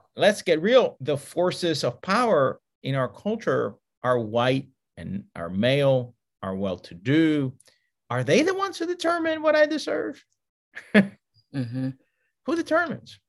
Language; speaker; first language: English; early bilingual, other home language; Spanish